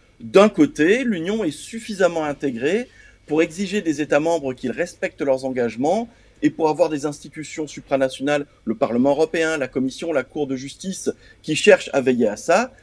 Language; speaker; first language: French; native; French